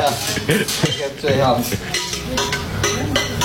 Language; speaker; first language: Dutch; non-native, learner; French